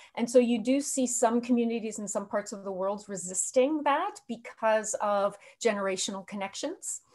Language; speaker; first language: English; native; English